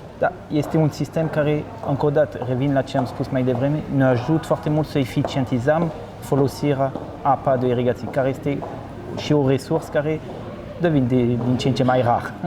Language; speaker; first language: Romanian; non-native, fluent; French